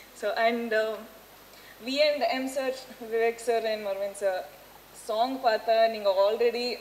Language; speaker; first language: Tamil; non-native, learner; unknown